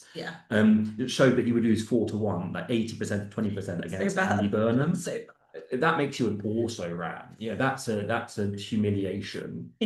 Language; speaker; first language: English; native; English